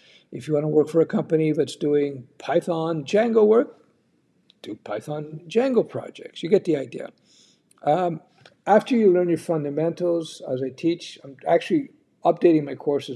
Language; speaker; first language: English; native; English